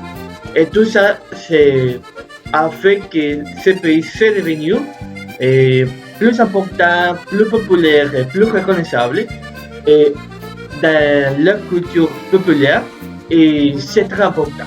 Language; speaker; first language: French; non-native, learner; Spanish